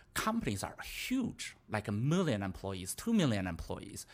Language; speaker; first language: English; non-native, fluent; Chinese